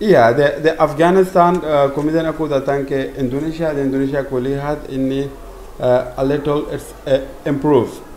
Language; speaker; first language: Indonesian; non-native, learner; Persian